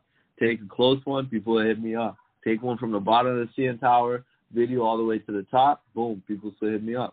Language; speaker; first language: English; native; English